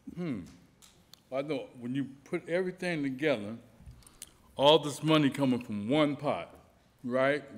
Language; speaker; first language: English; native; English